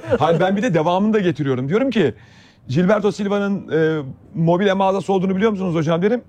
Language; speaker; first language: Turkish; native; Turkish